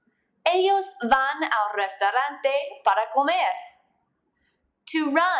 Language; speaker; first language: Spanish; non-native, fluent; English